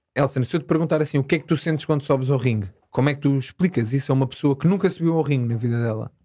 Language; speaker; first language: Portuguese; native; Portuguese